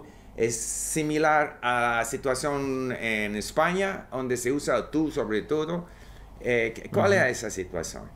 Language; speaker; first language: Portuguese; non-native, learner; English